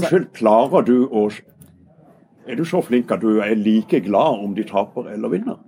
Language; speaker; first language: Norwegian; native; Norwegian